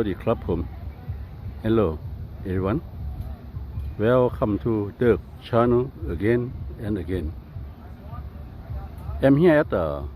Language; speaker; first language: English; non-native, fluent; Lao